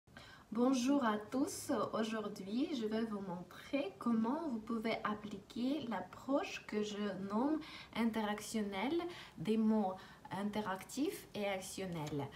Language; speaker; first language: French; non-native, fluent; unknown